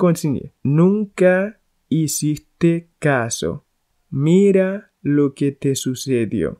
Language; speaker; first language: Spanish; non-native, fluent; Haitian Creole